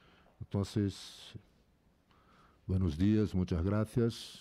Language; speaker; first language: Spanish; non-native, fluent; Portuguese